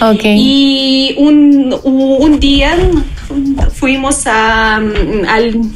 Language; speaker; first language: Spanish; non-native, learner; Russian